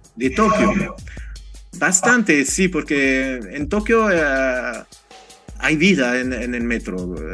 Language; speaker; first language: Spanish; non-native, fluent; French